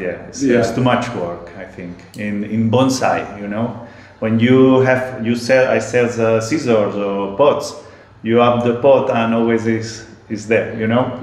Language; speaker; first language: English; non-native, learner; Spanish